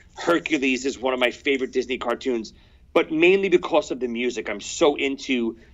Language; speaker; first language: English; native; English